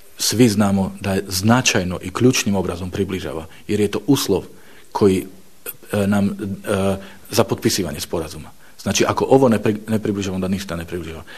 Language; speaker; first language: Bosnian; non-native, fluent; Slovak